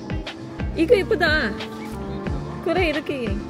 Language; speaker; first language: Korean; non-native, learner; Filipino